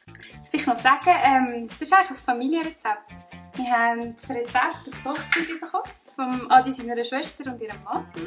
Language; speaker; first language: German; native; German